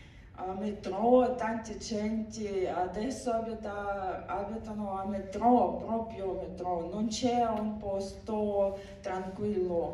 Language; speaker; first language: Italian; non-native, learner; Ukrainian